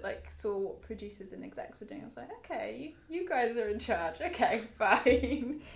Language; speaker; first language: English; native; English